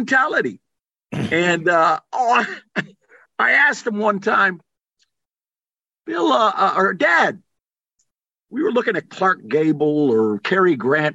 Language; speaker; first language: English; native; English